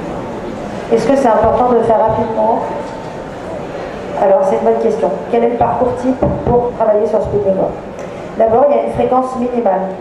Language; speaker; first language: French; native; French